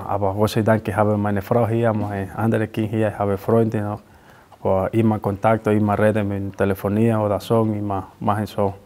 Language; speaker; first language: German; non-native, learner; Spanish